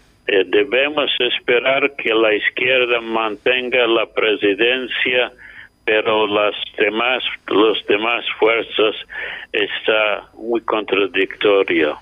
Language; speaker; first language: Spanish; non-native, fluent; English